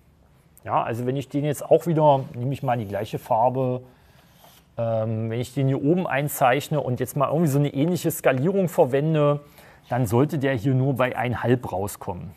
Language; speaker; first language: German; native; German